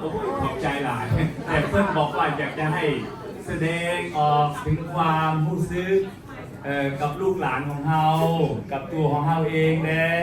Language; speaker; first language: French; non-native, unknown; Khmer